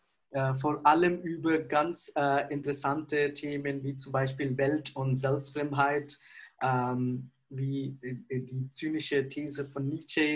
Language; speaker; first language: German; non-native, fluent; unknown